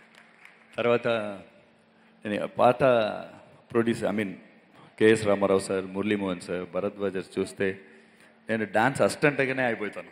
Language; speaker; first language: Telugu; non-native, local second language; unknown